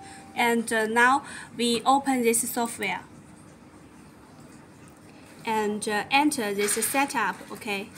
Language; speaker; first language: English; non-native, learner; Chinese